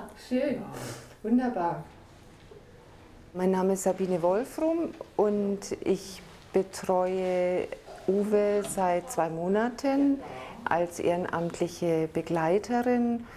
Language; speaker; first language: German; native; German